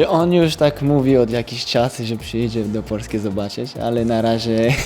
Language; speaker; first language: Polish; early bilingual, heritage; French